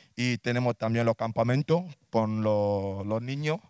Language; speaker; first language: Spanish; non-native, fluent; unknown